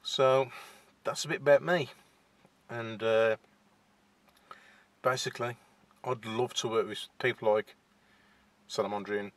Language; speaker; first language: English; native; English